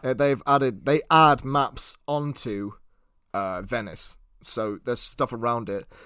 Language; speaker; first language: English; native; English